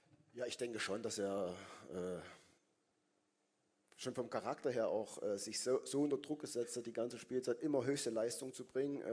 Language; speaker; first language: German; native; German